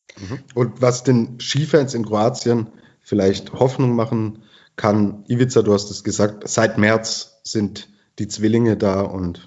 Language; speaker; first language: German; native; German